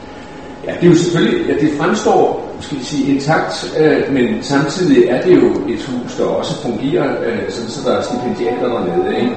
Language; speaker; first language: Danish; native; Danish